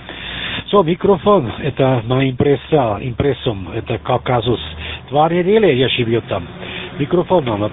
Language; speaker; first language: Russian; non-native, learner; German